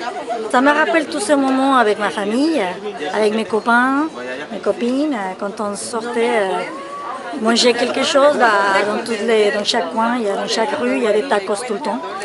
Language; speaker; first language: French; non-native, fluent; Spanish